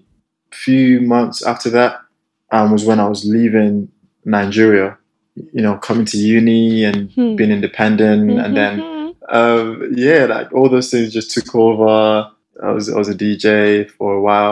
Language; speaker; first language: English; non-native, local second language; Yoruba